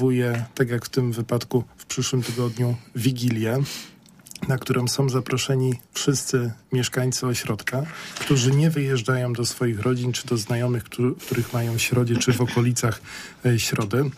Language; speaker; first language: Polish; native; Polish